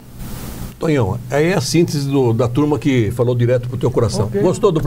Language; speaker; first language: Portuguese; native; Portuguese